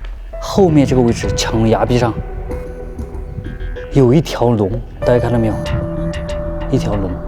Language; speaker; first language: Chinese; native; Chinese